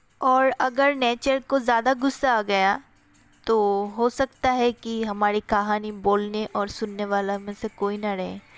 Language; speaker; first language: Hindi; non-native, local second language; Bangla